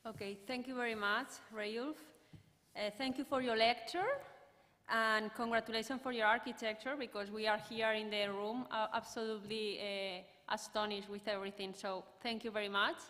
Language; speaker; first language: English; non-native, learner; Spanish